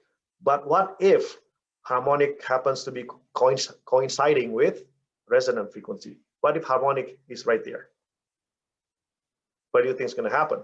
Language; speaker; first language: English; non-native, fluent; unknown